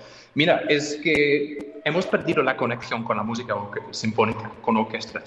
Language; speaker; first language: Spanish; non-native, fluent; English